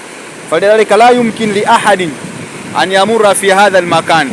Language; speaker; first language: Arabic; non-native, fluent; Swahili